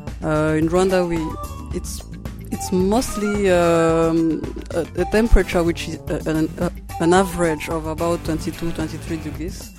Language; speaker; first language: English; non-native, local second language; Kinyarwanda